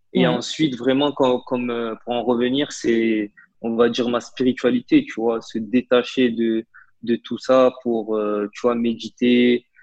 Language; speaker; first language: French; native; French